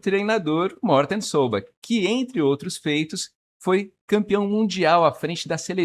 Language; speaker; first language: Portuguese; native; Portuguese